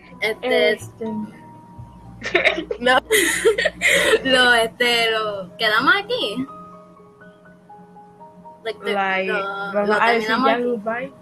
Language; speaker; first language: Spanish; early bilingual, heritage; Spanish